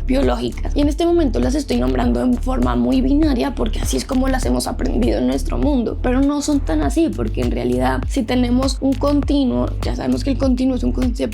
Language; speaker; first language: Spanish; native; Spanish